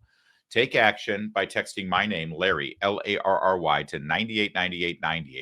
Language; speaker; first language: English; native; English